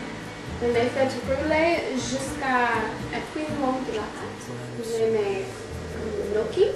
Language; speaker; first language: French; non-native, learner; English